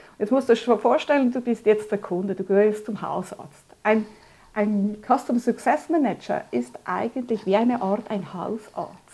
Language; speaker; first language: German; early bilingual, other home language; Spanish